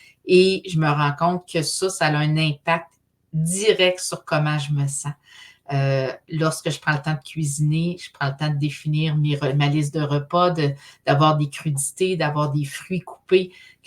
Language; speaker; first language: French; native; French